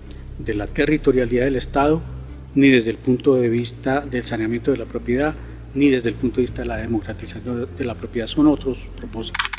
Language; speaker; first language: Spanish; native; Spanish